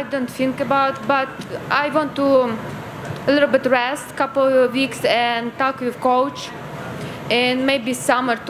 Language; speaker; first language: English; non-native, learner; Ukrainian